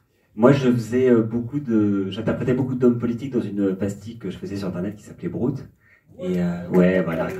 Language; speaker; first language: French; native; French